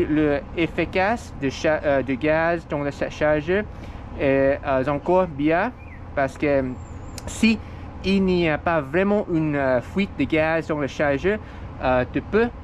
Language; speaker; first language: French; non-native, learner; English